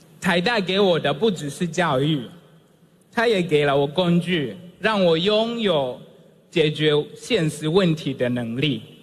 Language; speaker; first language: Chinese; non-native, fluent; Swahili